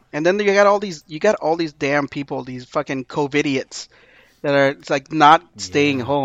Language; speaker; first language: English; early bilingual, other home language; Spanish